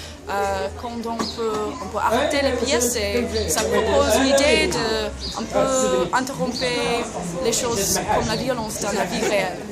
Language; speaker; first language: French; non-native, learner; English